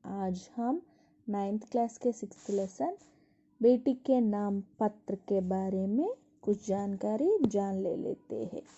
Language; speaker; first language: Hindi; non-native, local second language; Telugu